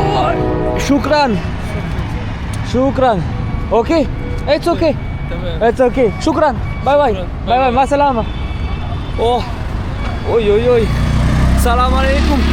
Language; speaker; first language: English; non-native, learner; French